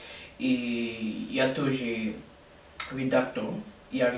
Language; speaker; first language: Russian; non-native, learner; English